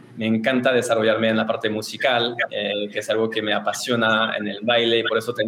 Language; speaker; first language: Spanish; non-native, fluent; French